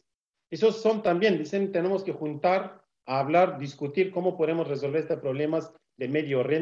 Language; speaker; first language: Spanish; non-native, learner; Kurdish